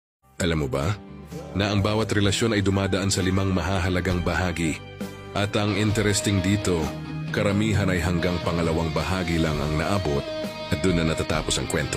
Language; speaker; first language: Filipino; native; Filipino